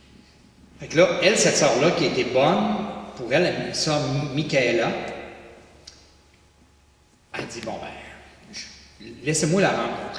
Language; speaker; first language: French; native; French